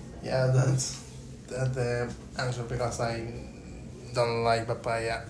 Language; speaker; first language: English; non-native, learner; Spanish